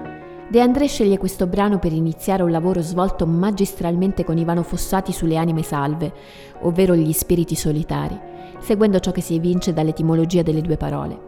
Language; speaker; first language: Italian; native; Italian